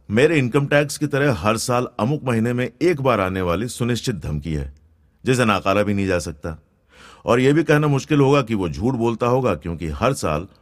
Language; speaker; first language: Hindi; non-native, local second language; Gujarati